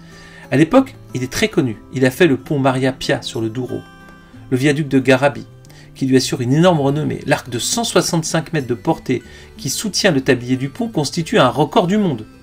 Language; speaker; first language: French; native; French